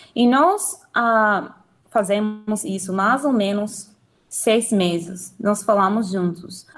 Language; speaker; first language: Portuguese; non-native, learner; English